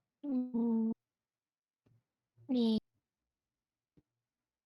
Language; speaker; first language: Japanese; non-native, learner; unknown